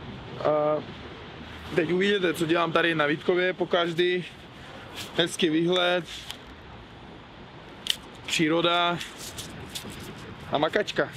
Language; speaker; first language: Czech; non-native, fluent; Uzbek